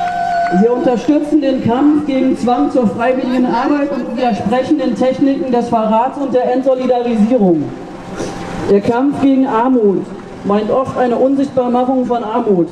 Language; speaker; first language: German; native; German